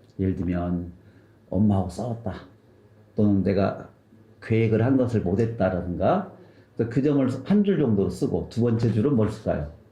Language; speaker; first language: Korean; native; Korean